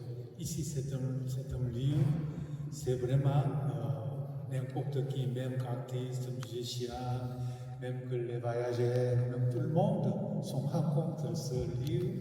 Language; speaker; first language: French; non-native, fluent; Korean